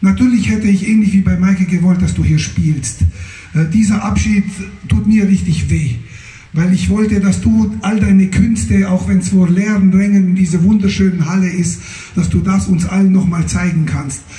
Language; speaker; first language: German; native; German